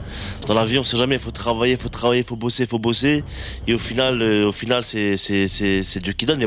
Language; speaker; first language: French; native; French